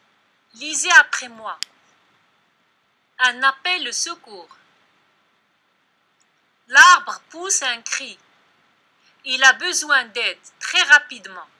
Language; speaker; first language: French; non-native, local second language; Arabic